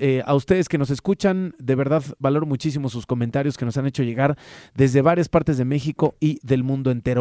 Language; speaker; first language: Spanish; native; Spanish